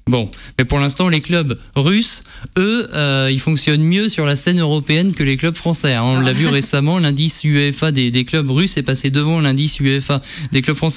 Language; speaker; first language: French; native; French